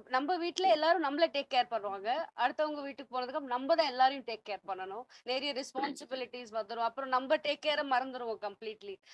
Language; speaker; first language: Tamil; non-native, local second language; Punjabi